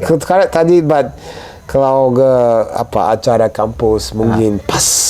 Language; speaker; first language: Indonesian; non-native, fluent; English